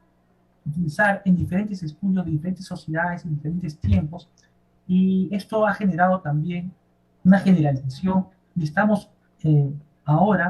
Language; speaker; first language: Spanish; native; Spanish